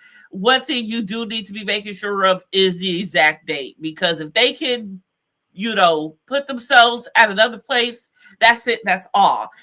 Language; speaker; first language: English; native; English